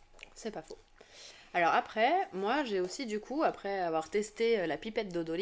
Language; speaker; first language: French; native; French